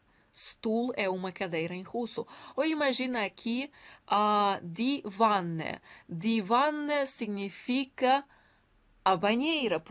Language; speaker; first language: Portuguese; non-native, fluent; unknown